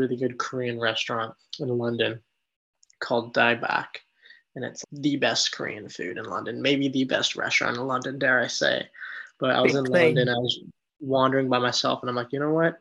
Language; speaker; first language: English; native; English